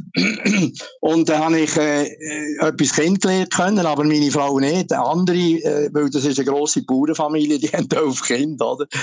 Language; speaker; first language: German; native; German